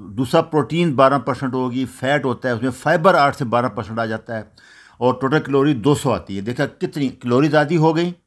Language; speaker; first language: Urdu; non-native, local second language; Punjabi